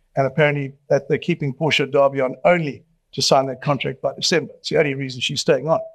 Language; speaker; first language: English; native; English